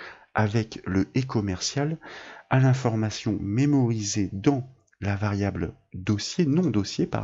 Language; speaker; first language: French; native; French